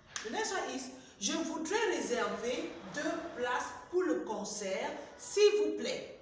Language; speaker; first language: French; non-native, fluent; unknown